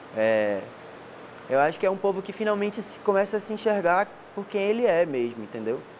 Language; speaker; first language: Portuguese; native; Portuguese